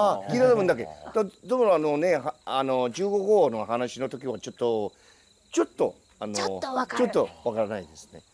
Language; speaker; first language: Japanese; non-native, fluent; Chinese